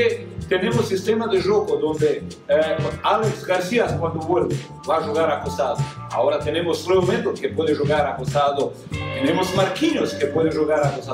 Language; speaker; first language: Spanish; non-native, fluent; Croatian